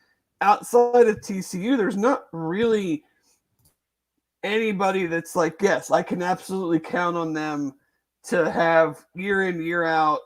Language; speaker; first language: English; native; English